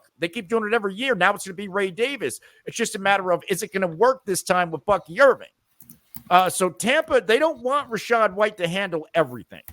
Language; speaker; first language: English; native; English